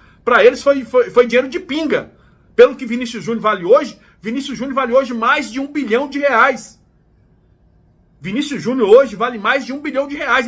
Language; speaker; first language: Portuguese; native; Portuguese